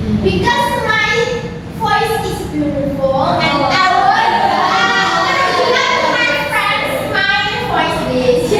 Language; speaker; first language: English; non-native, learner; Indonesian